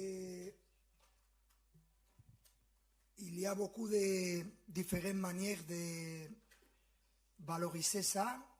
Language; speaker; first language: French; non-native, fluent; Spanish